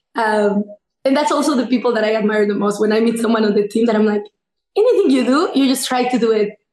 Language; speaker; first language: English; non-native, fluent; Spanish